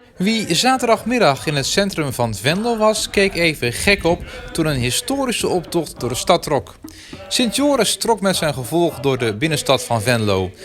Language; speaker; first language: Dutch; native; Dutch